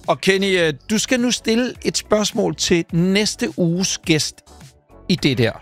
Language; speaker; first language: Danish; native; Danish